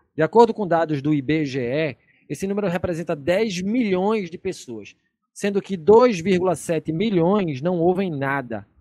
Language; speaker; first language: Portuguese; native; Portuguese